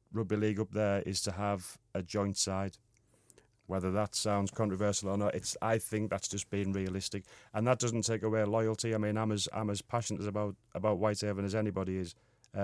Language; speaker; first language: English; native; English